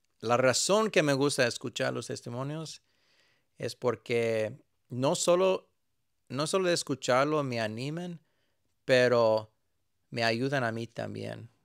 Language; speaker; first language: Spanish; early bilingual, heritage; Spanish